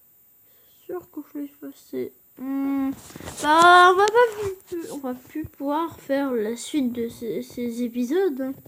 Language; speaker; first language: French; native; French